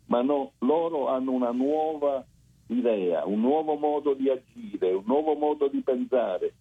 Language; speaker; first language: Italian; early bilingual, heritage; Italian